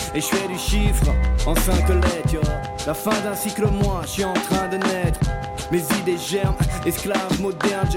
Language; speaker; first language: French; native; French